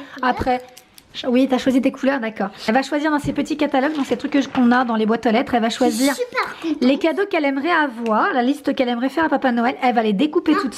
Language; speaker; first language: French; native; French